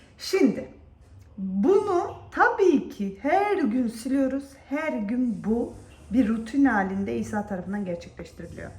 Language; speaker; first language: Turkish; native; Turkish